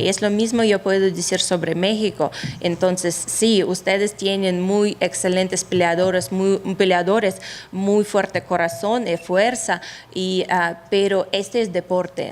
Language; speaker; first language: Spanish; non-native, fluent; Russian